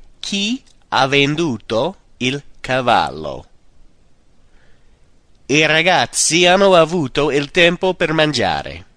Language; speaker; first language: Italian; non-native, fluent; English